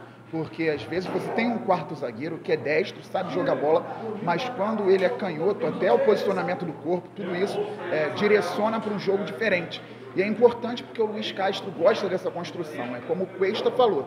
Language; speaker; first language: Portuguese; native; Portuguese